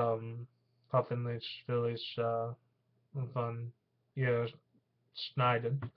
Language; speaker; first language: German; non-native, learner; English